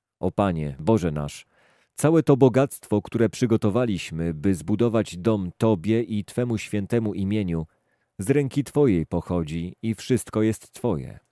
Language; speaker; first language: Polish; native; Polish